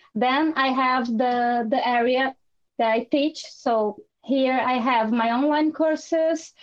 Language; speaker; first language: English; non-native, fluent; Portuguese